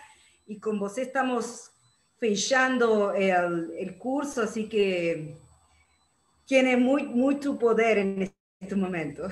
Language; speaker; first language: Portuguese; non-native, learner; Spanish